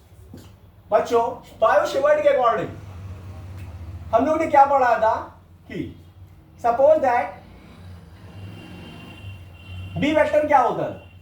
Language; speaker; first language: Hindi; native; Hindi